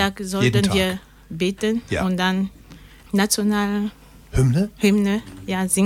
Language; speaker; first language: German; non-native, learner; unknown